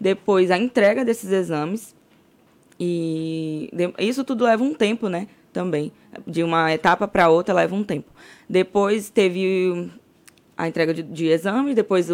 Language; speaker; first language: Portuguese; native; Portuguese